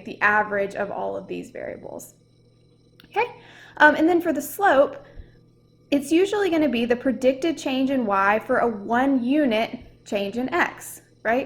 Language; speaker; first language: English; native; English